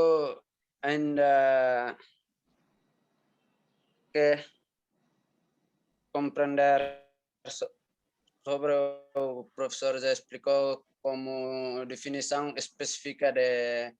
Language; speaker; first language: Portuguese; non-native, learner; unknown